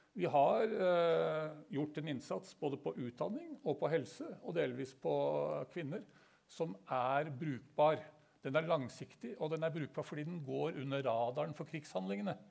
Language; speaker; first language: Norwegian; native; Norwegian